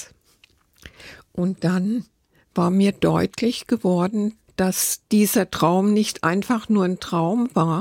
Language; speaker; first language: German; native; German